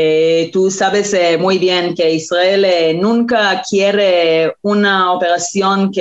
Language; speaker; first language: Spanish; non-native, fluent; Hebrew